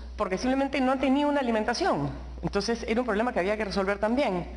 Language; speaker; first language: Spanish; native; Spanish